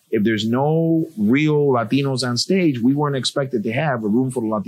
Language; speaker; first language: English; native; English